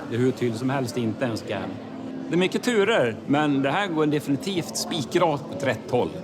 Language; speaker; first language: Swedish; native; Swedish